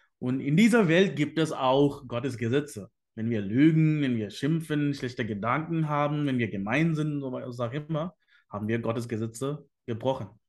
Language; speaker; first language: German; non-native, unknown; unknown